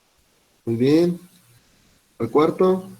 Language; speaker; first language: Spanish; native; Spanish